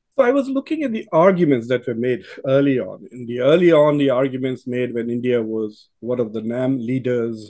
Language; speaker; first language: English; non-native, local second language; Urdu